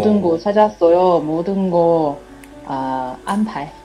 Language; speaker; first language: Korean; non-native, learner; Chinese